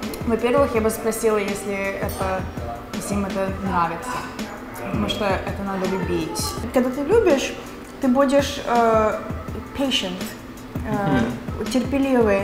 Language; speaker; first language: Russian; early bilingual, other home language; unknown